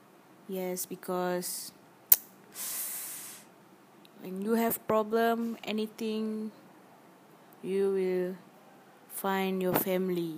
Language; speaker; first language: English; non-native, learner; Malay